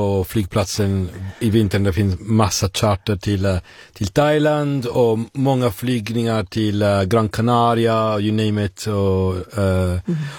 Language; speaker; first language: Swedish; non-native, fluent; Italian